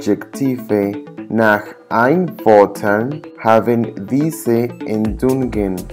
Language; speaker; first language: German; non-native, learner; English